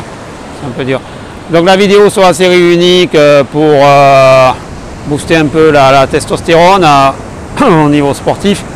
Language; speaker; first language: French; native; French